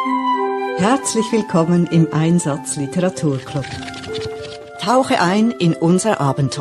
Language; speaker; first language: German; native; German